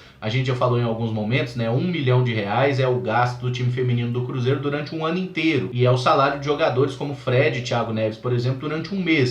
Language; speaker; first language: Portuguese; native; Portuguese